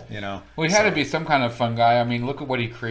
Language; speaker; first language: English; native; English